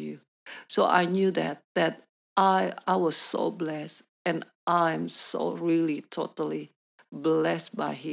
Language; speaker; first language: English; non-native, learner; Indonesian